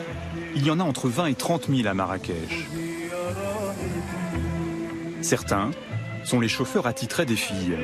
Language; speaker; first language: French; native; French